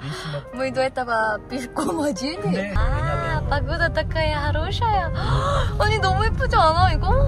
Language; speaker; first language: Russian; non-native, fluent; Korean